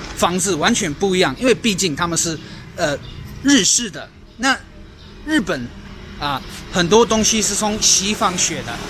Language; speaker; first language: Chinese; non-native, fluent; English